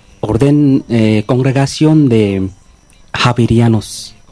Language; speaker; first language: Spanish; non-native, learner; Bangla